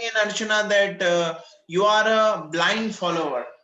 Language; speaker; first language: English; non-native, local second language; Gujarati